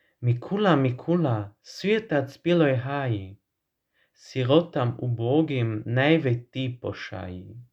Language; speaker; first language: Croatian; native; Croatian